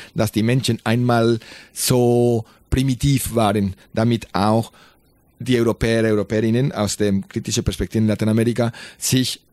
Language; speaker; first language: German; non-native, fluent; Spanish